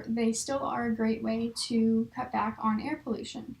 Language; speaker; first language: English; native; English